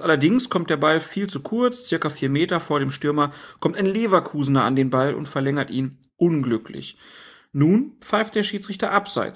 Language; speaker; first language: German; native; German